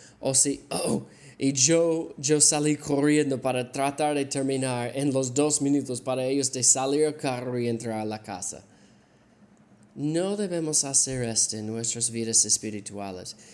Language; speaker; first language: Spanish; non-native, learner; English